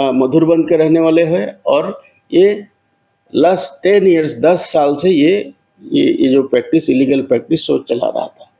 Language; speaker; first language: Hindi; non-native, local second language; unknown